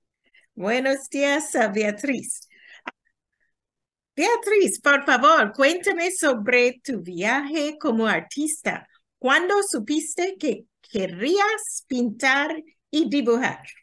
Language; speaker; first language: Spanish; non-native, fluent; English